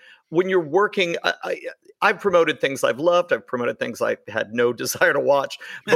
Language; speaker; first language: English; native; English